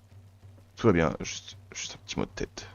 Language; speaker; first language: French; native; French